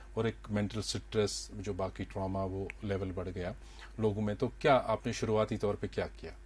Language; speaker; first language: Hindi; non-native, local second language; Kashmiri